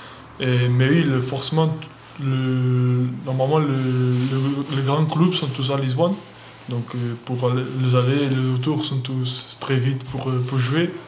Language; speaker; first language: French; non-native, learner; Portuguese